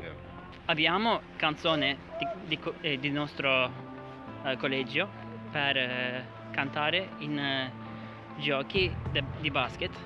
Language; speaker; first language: Italian; non-native, learner; Turkish